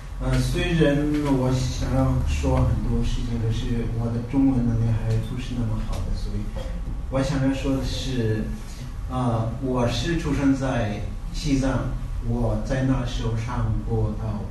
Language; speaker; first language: Chinese; non-native, learner; Tibetan